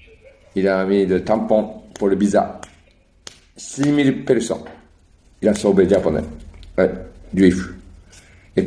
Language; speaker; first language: French; non-native, learner; Japanese